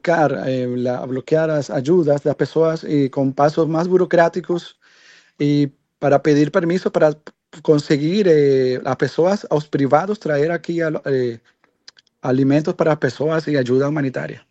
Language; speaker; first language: Portuguese; non-native, learner; Spanish